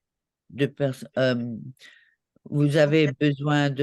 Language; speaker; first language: French; non-native, learner; English